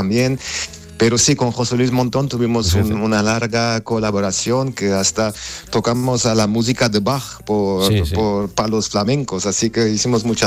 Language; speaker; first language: Spanish; non-native, fluent; Armenian